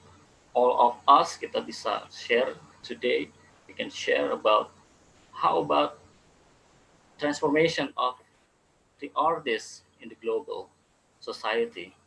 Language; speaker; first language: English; non-native, fluent; Indonesian